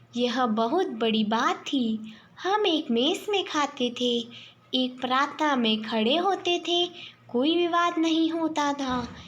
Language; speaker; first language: Hindi; native; Hindi